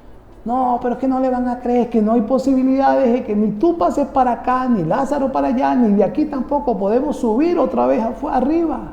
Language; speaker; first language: Spanish; native; Spanish